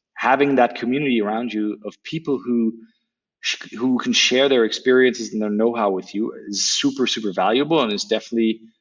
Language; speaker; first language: English; non-native, fluent; German